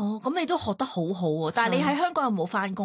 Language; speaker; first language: Cantonese; native; Cantonese